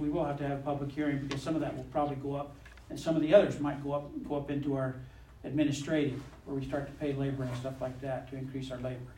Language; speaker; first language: English; native; English